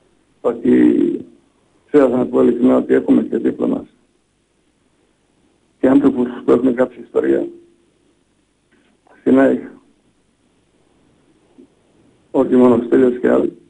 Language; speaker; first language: Greek; non-native, fluent; Bosnian